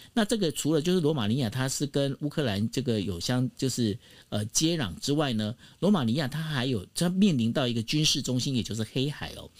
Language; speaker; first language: Chinese; native; Chinese